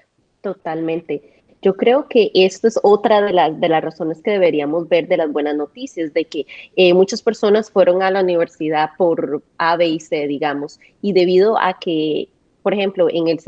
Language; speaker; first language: Spanish; native; Spanish